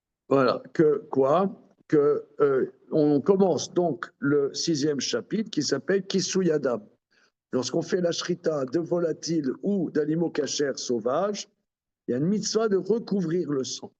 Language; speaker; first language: French; native; French